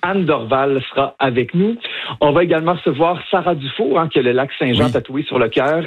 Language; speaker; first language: French; native; French